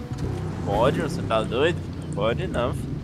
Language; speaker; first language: Portuguese; native; Portuguese